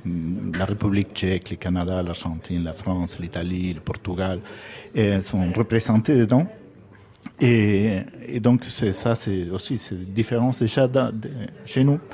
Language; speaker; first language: French; non-native, fluent; Spanish